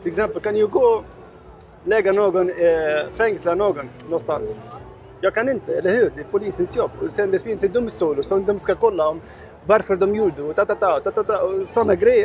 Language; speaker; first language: Swedish; non-native, learner; Arabic